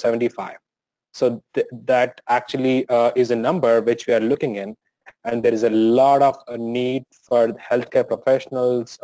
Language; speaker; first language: English; non-native, local second language; Telugu